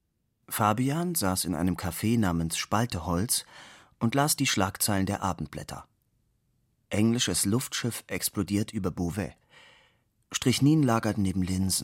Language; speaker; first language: German; native; German